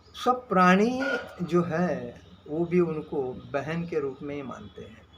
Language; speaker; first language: Hindi; non-native, local second language; Marathi